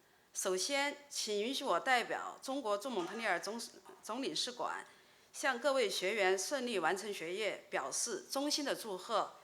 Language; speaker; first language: Chinese; native; Chinese